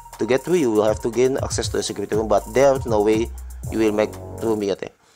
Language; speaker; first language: English; non-native, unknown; Indonesian